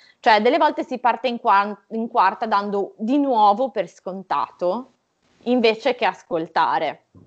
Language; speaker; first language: Italian; native; Italian